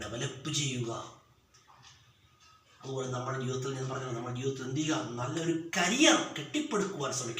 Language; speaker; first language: Malayalam; native; Malayalam